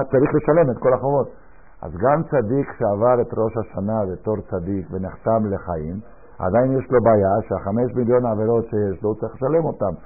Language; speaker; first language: Hebrew; non-native, fluent; Spanish